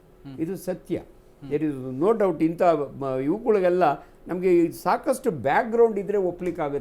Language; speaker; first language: Kannada; native; Kannada